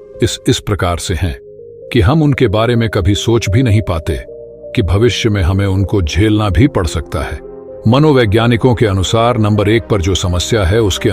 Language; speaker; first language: Hindi; native; Hindi